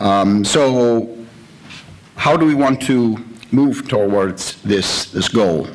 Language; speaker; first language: English; non-native, fluent; Italian